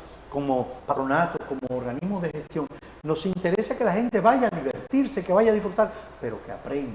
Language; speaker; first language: Spanish; native; Spanish